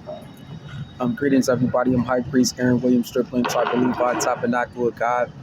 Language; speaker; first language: English; native; English